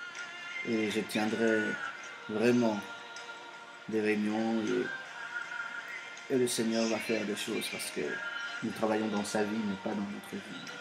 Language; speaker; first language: French; native; French